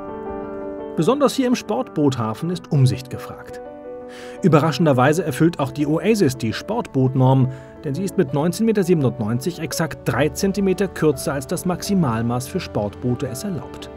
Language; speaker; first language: German; native; German